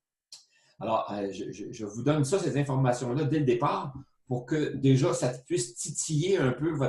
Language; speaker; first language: French; native; French